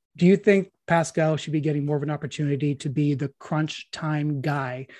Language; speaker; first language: English; native; English